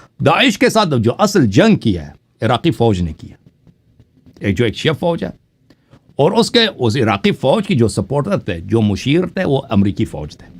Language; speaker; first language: Urdu; non-native, fluent; Persian